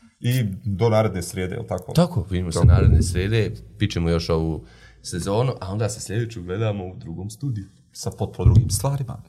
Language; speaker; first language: Bosnian; native; Bosnian